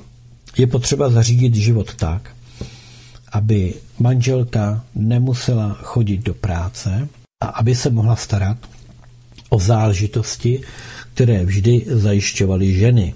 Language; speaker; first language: Czech; native; Czech